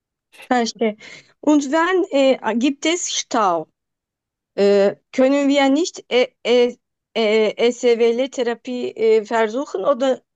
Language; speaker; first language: German; non-native, learner; Turkish